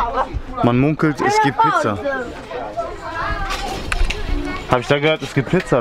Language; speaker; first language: German; native; German